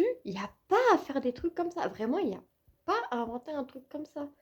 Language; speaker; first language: French; native; French